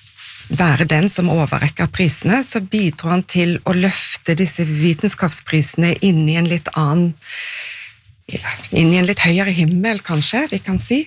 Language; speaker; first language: Norwegian; native; Norwegian